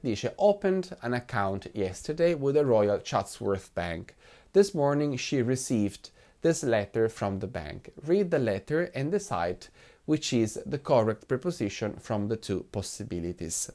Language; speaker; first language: English; non-native, fluent; Italian